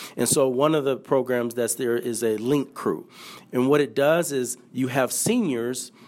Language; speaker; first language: English; native; English